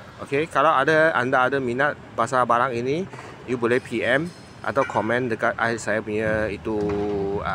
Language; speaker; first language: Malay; non-native, local second language; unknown